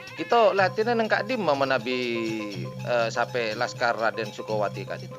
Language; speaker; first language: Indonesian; non-native, local second language; Madurese